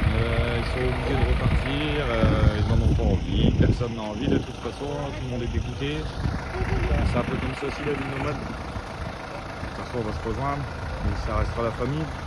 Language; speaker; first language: French; native; French